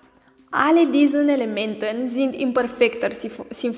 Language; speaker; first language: German; non-native, learner; Romanian